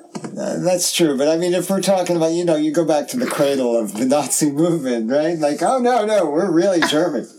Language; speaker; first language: English; early bilingual, other home language; German